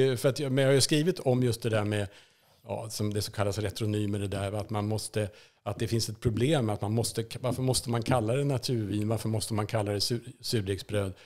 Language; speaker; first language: Swedish; native; Swedish